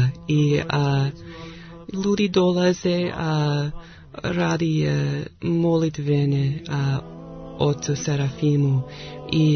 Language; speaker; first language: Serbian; non-native, learner; English